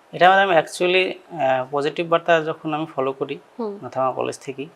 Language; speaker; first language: Bangla; native; Bangla